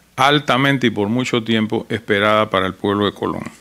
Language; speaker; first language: Spanish; native; Spanish